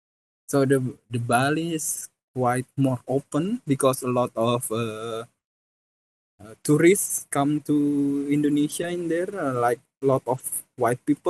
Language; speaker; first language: English; non-native, fluent; Indonesian